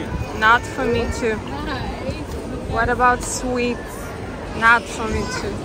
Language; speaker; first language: English; non-native, learner; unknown